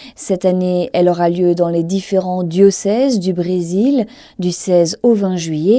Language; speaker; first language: French; native; French